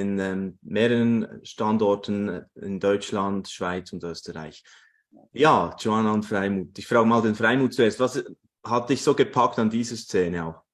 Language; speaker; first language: German; native; German